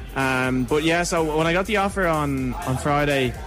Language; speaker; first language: English; native; English